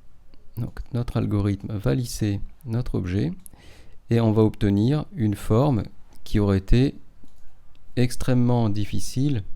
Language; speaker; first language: French; native; French